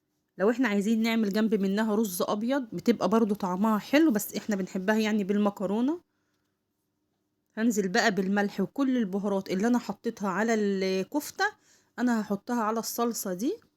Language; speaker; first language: Arabic; native; Arabic